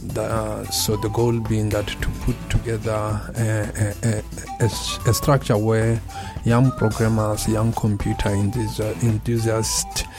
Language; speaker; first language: English; non-native, local second language; Tswana